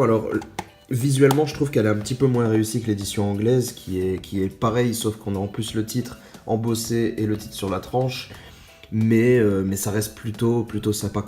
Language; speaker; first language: French; native; French